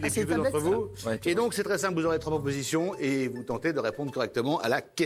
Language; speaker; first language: French; native; French